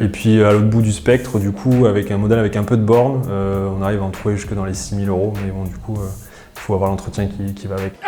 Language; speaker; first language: French; native; French